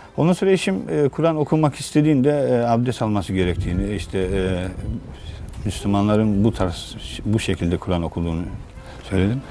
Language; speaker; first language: Turkish; native; Turkish